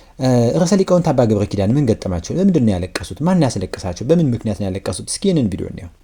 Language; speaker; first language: Amharic; native; Amharic